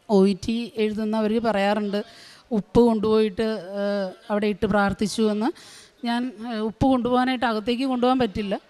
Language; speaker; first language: Malayalam; native; Malayalam